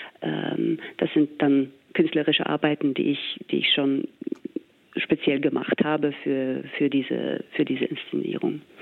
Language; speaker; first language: German; non-native, fluent; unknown